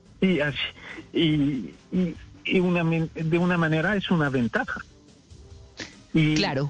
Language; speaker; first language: Spanish; non-native, fluent; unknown